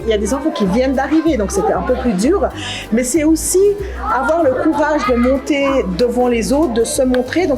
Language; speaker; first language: French; native; French